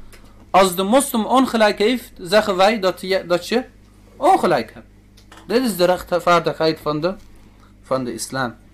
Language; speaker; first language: Dutch; early bilingual, other home language; Turkish